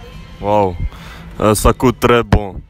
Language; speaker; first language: French; non-native, learner; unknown